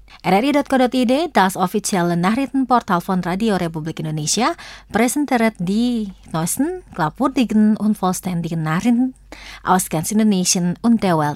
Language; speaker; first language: German; non-native, fluent; Indonesian